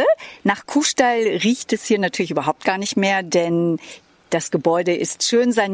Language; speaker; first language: German; native; German